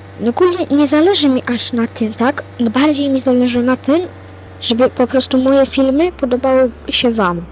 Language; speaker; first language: Polish; native; Polish